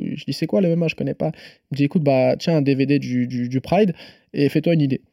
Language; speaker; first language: French; native; French